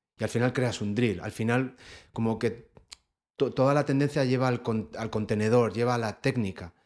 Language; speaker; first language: Spanish; native; Spanish